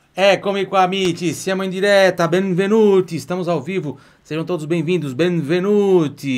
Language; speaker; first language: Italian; non-native, fluent; Portuguese